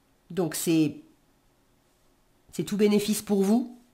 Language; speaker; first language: French; native; French